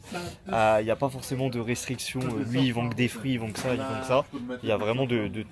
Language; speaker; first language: French; native; French